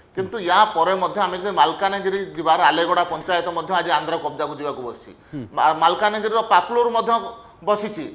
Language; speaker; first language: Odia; native; Odia